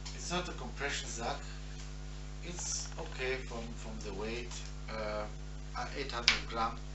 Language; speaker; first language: English; non-native, learner; Spanish